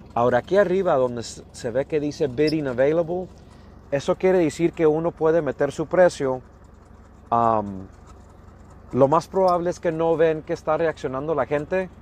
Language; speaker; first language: Spanish; early bilingual, heritage; Spanish